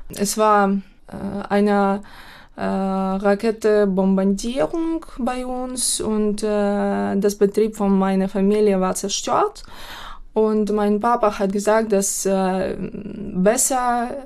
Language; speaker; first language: German; non-native, learner; Ukrainian